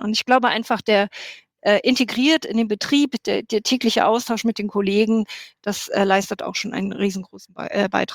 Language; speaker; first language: German; native; German